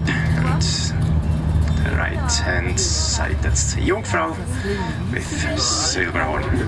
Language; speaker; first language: English; non-native, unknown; German